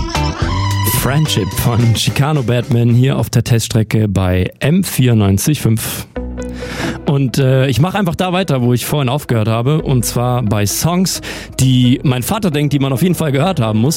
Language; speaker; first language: German; native; German